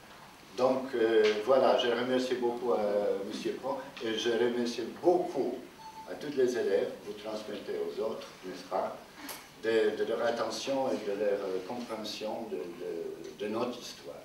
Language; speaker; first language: French; non-native, fluent; Polish